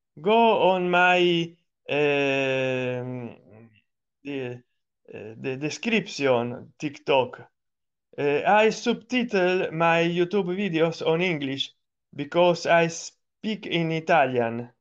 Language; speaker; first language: English; non-native, learner; Italian